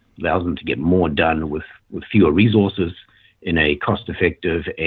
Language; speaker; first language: English; native; English